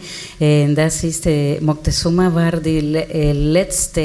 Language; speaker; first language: German; non-native, learner; Spanish